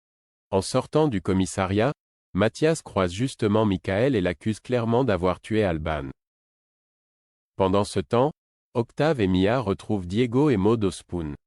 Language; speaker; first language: French; native; French